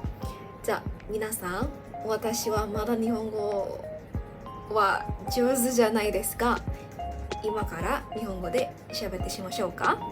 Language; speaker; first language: Japanese; non-native, learner; Malay